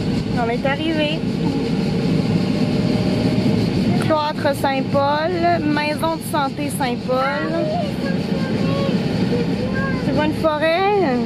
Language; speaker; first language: French; native; French